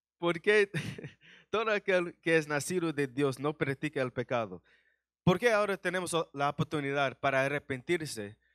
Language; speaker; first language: Spanish; early bilingual, heritage; Spanish